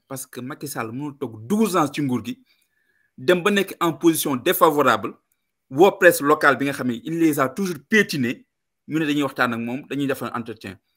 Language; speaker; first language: French; non-native, local second language; Wolof